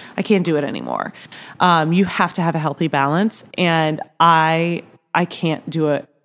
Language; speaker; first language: English; native; English